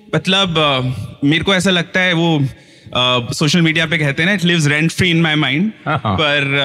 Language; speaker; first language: Hindi; native; Hindi